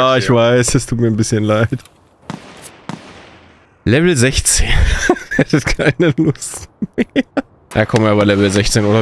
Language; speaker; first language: German; native; German